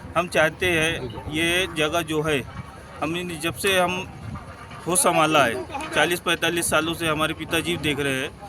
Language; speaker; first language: Hindi; native; Hindi